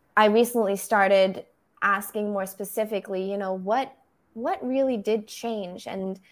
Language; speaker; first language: English; non-native, fluent; German